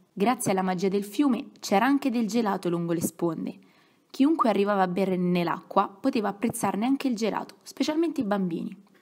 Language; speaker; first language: Italian; native; Italian